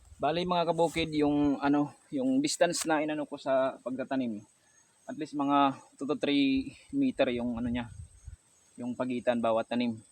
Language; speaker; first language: Filipino; non-native, local second language; Waray